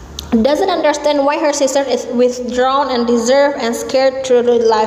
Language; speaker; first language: English; non-native, fluent; Indonesian